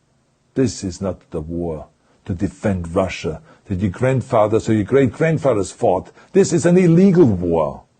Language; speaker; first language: English; non-native, fluent; German